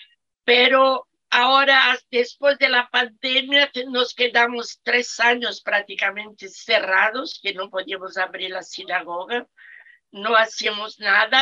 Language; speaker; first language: Spanish; non-native, fluent; Portuguese